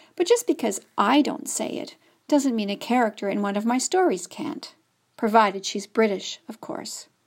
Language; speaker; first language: English; native; English